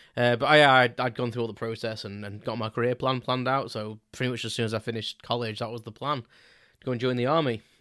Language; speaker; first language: English; native; English